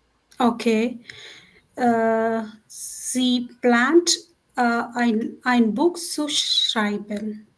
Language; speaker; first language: German; non-native, learner; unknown